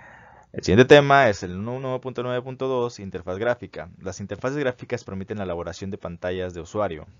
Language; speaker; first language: Spanish; native; Spanish